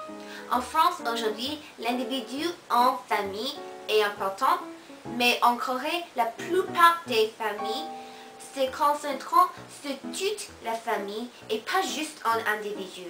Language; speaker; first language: French; non-native, learner; Korean